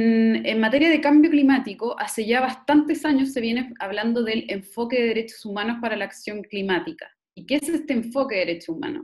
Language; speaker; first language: Spanish; native; Spanish